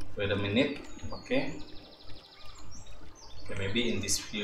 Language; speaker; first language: English; non-native, learner; Indonesian